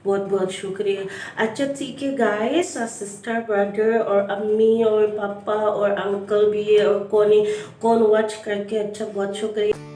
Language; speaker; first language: Hindi; non-native, learner; Filipino